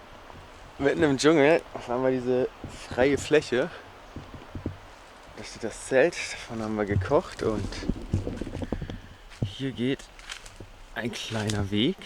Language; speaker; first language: German; native; German